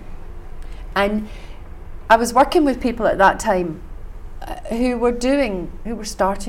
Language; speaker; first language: English; native; English